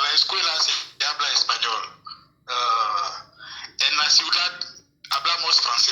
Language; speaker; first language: Spanish; non-native, learner; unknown